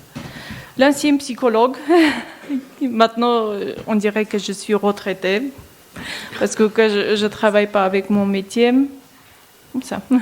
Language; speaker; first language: French; non-native, learner; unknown